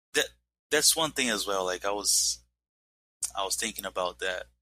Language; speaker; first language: English; non-native, fluent; Portuguese